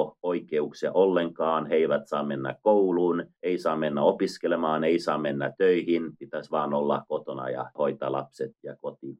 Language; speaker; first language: Finnish; non-native, fluent; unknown